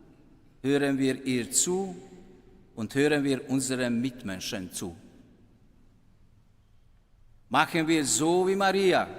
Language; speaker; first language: German; non-native, fluent; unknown